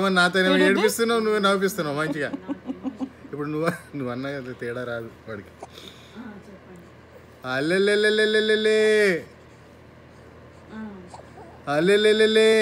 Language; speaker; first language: Telugu; native; Telugu